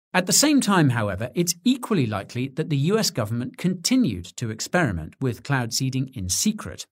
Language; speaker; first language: English; native; English